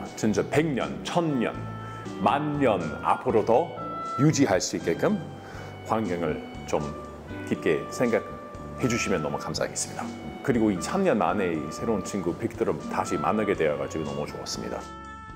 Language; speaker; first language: Korean; non-native, fluent; English